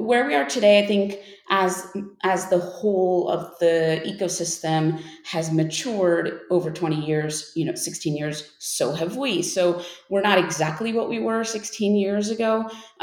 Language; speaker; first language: English; native; English